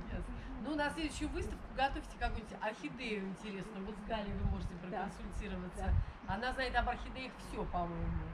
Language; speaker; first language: Russian; native; Russian